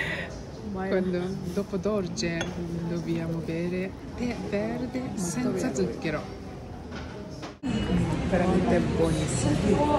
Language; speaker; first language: Italian; non-native, learner; Japanese